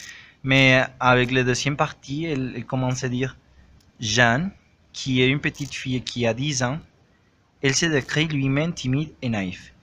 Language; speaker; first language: French; non-native, learner; Spanish